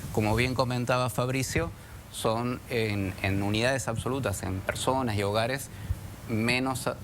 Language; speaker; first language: Spanish; native; Spanish